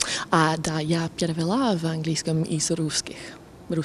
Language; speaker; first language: Russian; non-native, fluent; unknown